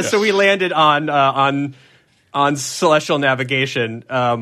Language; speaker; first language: English; native; English